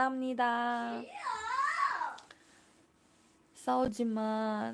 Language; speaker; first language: Korean; non-native, learner; Cebuano